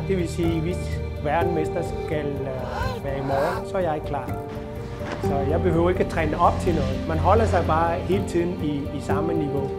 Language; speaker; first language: Danish; non-native, fluent; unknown